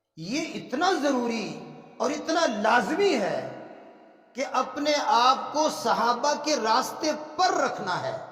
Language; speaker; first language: Urdu; non-native, local second language; Punjabi